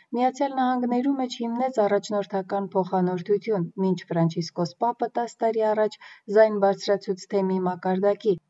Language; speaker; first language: Armenian; native; Armenian